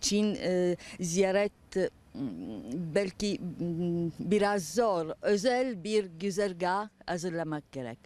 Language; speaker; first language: Turkish; non-native, learner; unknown